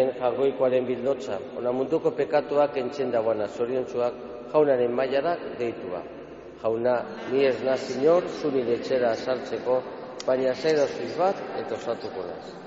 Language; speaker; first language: Basque; native; Basque